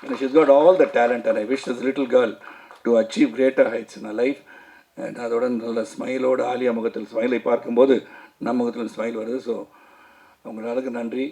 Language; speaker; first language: Tamil; native; Tamil